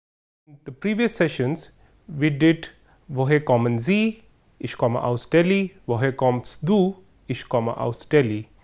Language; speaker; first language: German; non-native, fluent; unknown